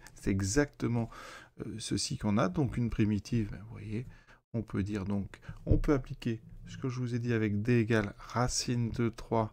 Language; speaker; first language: French; native; French